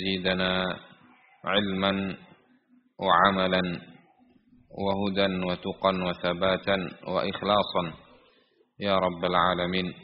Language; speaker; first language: Arabic; non-native, fluent; Indonesian